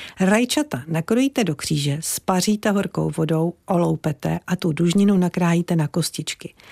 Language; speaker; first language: Czech; native; Czech